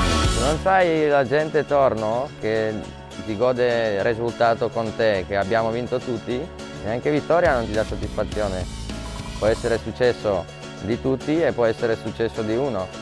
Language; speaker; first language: Italian; non-native, fluent; Slovak